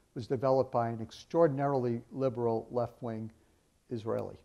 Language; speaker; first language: English; native; English